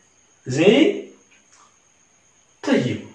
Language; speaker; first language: Arabic; non-native, learner; Malayalam